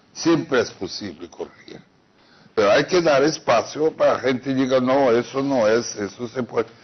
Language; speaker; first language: Spanish; non-native, fluent; Portuguese